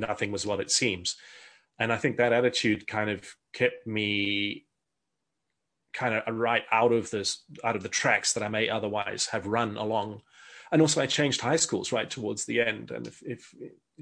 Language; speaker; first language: English; native; English